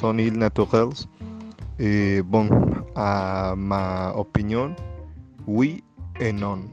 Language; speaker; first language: French; non-native, learner; Spanish